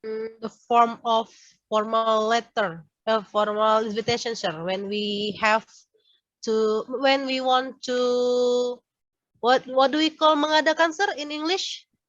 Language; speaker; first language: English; non-native, learner; Indonesian